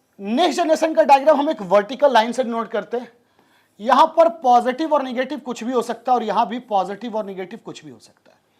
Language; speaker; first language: Hindi; native; Hindi